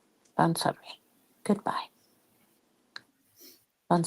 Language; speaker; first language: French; non-native, learner; English